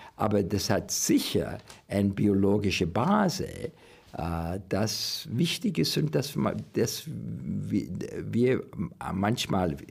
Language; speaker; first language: German; non-native, learner; English